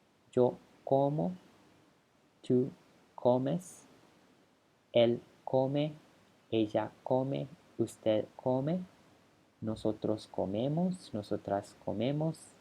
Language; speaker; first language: Spanish; non-native, fluent; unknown